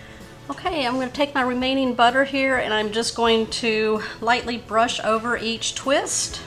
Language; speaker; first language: English; native; English